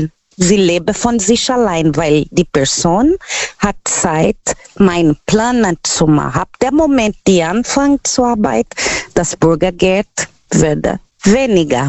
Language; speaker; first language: German; non-native, learner; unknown